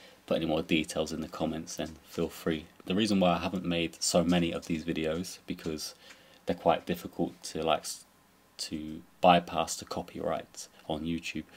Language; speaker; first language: English; native; English